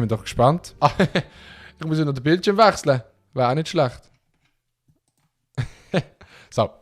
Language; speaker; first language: German; native; German